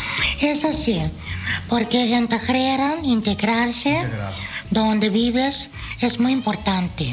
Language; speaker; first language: Spanish; non-native, fluent; Dutch